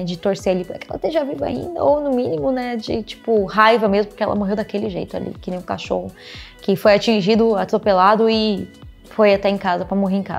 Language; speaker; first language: Portuguese; native; Portuguese